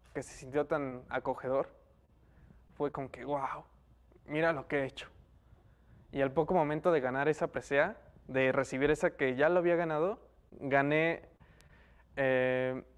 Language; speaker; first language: Spanish; native; Spanish